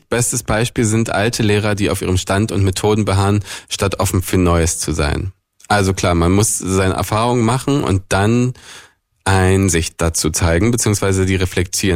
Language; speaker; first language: German; native; German